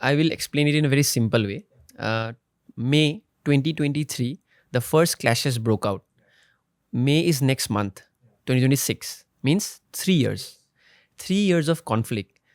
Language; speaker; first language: English; non-native, local second language; Assamese